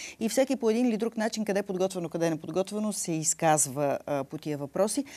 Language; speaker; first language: Bulgarian; native; Bulgarian